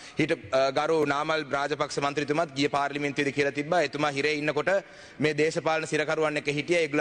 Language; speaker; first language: Sinhala; non-native, local second language; Tamil